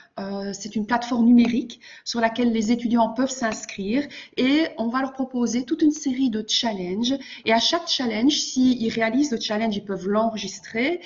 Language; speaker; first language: French; native; French